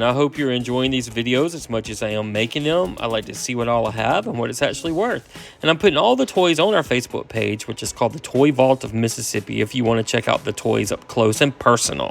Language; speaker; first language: English; native; English